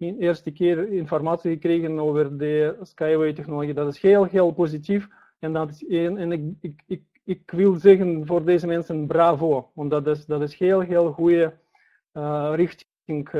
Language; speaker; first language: Dutch; non-native, learner; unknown